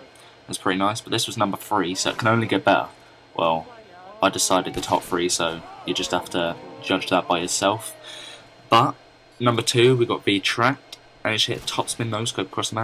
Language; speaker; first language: English; native; English